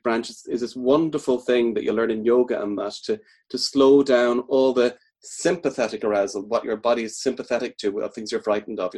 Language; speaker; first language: English; native; English